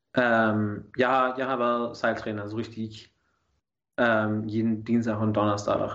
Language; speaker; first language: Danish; native; Danish